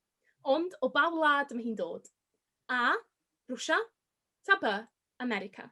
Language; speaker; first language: Welsh; native; Welsh